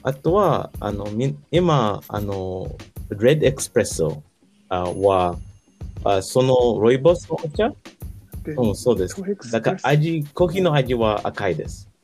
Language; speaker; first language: Japanese; non-native, learner; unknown